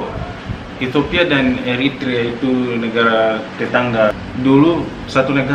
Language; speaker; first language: Indonesian; non-native, fluent; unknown